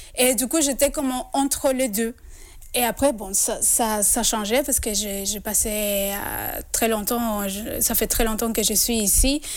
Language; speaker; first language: French; non-native, fluent; Spanish